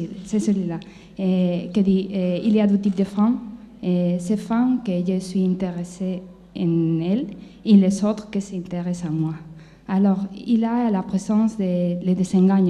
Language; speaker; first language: French; non-native, fluent; Spanish